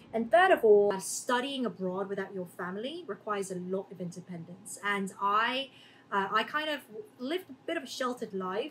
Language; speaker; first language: English; early bilingual, other home language; Korean